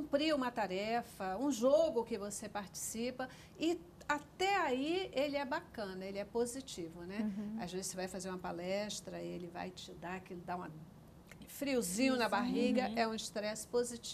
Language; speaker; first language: Portuguese; native; Portuguese